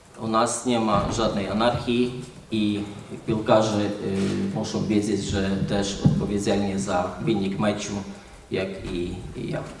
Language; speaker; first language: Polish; non-native, learner; Ukrainian